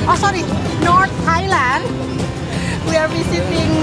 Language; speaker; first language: English; non-native, local second language; Indonesian